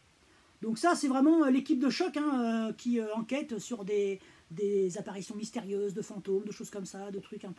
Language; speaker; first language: French; native; French